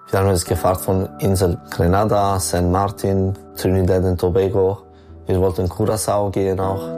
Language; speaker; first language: German; non-native, local second language; French